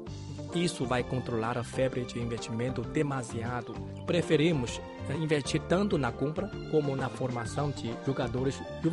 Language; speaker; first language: Portuguese; non-native, fluent; Chinese